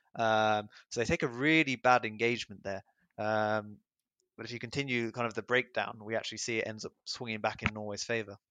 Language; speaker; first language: English; native; English